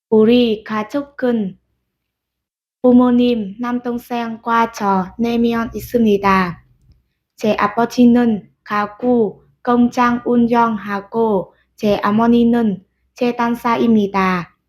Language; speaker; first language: Korean; non-native, learner; Vietnamese